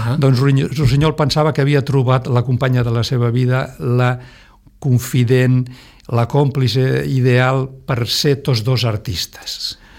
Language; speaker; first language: Catalan; non-native, local second language; Spanish